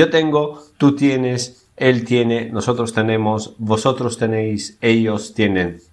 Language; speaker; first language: Spanish; non-native, fluent; Bulgarian